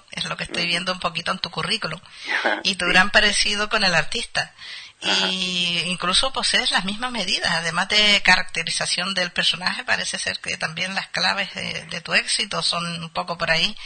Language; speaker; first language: Spanish; native; Spanish